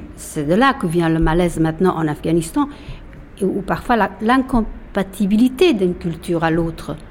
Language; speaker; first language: French; non-native, fluent; Persian